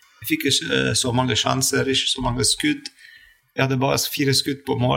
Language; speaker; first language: Norwegian; non-native, fluent; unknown